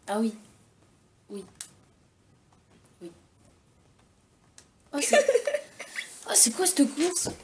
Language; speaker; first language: French; native; French